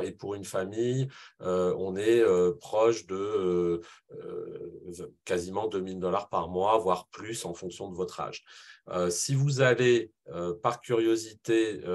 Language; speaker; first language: French; native; French